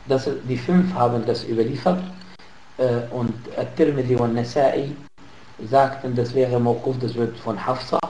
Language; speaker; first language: German; non-native, fluent; Arabic